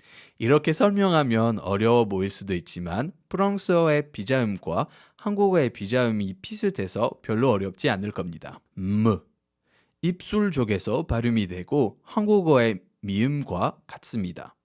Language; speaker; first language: Korean; non-native, fluent; French